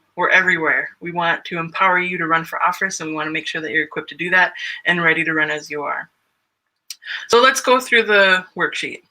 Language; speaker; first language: English; native; English